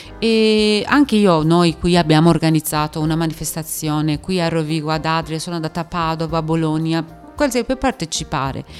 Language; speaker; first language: Italian; non-native, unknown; Persian